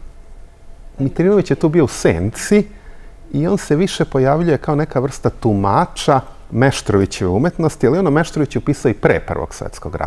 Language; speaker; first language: Serbian; native; Serbian